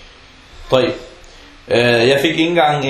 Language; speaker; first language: Danish; non-native, fluent; Arabic